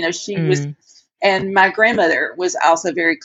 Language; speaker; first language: English; native; English